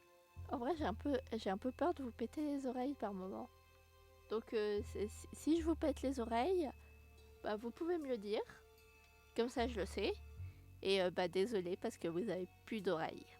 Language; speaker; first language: French; native; French